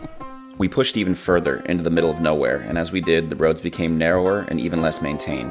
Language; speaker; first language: English; native; English